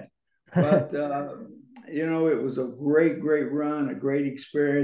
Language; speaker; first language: English; native; English